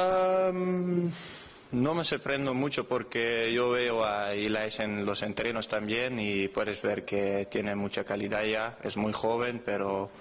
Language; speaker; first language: Spanish; non-native, fluent; Dutch